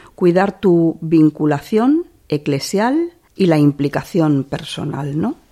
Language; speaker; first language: Spanish; native; Spanish